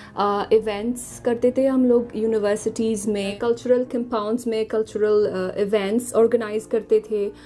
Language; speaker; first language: Urdu; non-native, fluent; Arabic